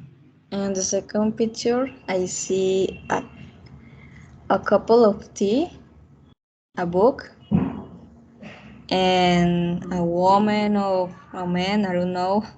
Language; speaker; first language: English; non-native, learner; Spanish